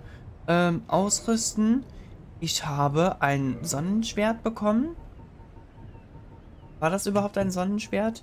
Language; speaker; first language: German; native; German